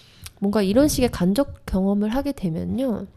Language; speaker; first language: Korean; native; Korean